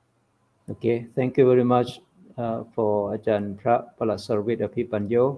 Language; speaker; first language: English; non-native, fluent; Thai